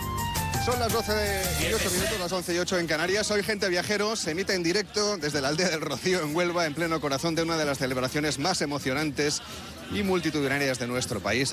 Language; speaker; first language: Spanish; native; Spanish